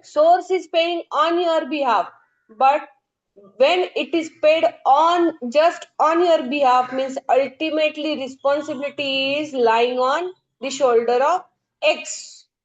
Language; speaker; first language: English; non-native, local second language; Hindi